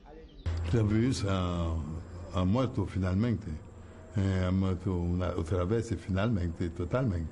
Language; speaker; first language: Spanish; non-native, fluent; Haitian Creole